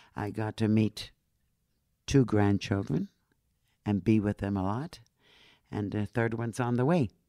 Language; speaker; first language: English; non-native, fluent; Dutch